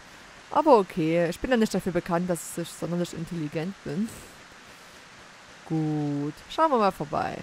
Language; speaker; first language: German; native; German